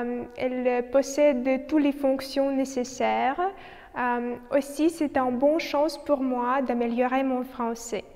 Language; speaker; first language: French; non-native, learner; Ukrainian